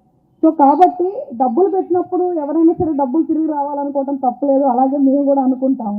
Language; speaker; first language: Telugu; native; Telugu